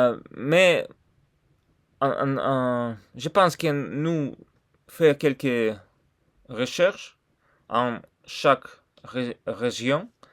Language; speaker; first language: French; non-native, learner; Russian